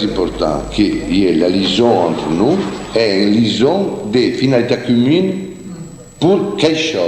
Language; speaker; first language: French; non-native, fluent; Italian